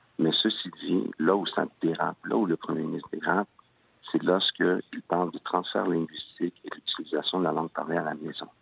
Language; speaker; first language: French; early bilingual, other home language; Spanish